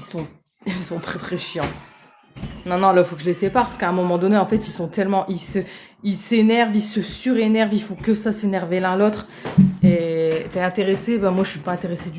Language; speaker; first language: French; native; French